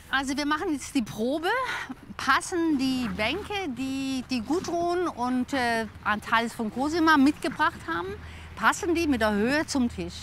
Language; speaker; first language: German; native; German